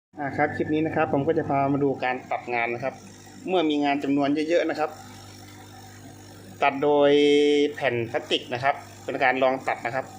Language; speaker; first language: Thai; native; Thai